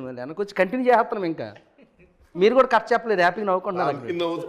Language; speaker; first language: Telugu; native; Telugu